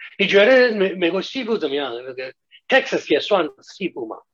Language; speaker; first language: Chinese; non-native, fluent; English